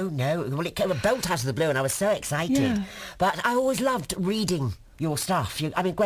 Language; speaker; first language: English; native; English